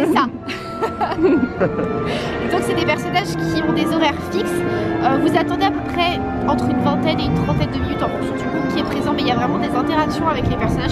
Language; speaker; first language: French; native; French